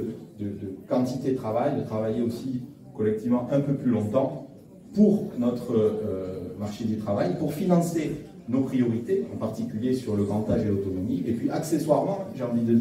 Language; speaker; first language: French; native; French